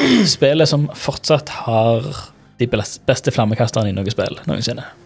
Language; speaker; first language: Norwegian; native; Norwegian